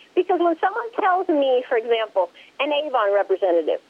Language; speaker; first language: English; early bilingual, other home language; Spanish